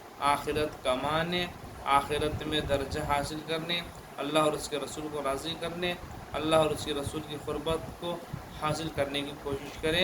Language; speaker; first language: Urdu; native; Urdu